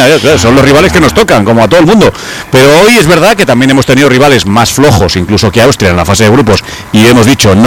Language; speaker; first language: Spanish; native; Spanish